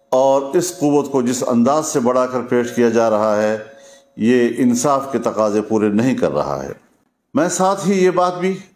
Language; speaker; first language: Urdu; non-native, local second language; Pashto